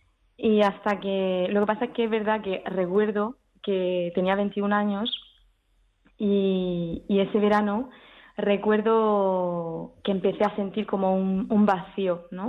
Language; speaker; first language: Spanish; early bilingual, heritage; French